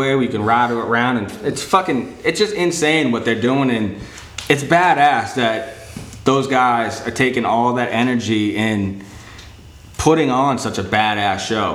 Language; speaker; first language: English; native; English